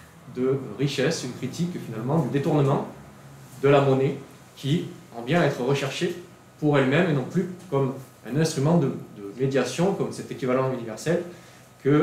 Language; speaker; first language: French; native; French